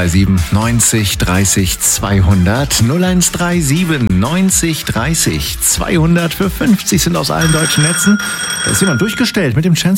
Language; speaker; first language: German; native; German